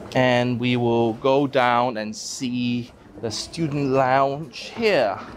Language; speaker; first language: English; non-native, local second language; Cantonese